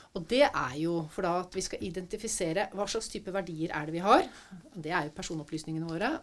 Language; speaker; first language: Norwegian; native; Norwegian